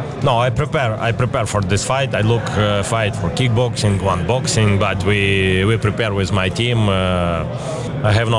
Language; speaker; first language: English; non-native, learner; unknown